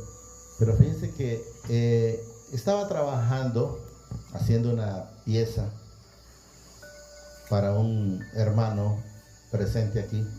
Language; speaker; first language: Spanish; native; Spanish